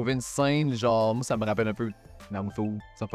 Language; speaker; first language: French; native; French